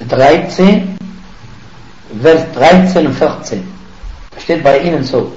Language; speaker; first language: German; non-native, fluent; Arabic